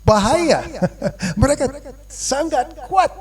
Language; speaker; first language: Indonesian; non-native, fluent; English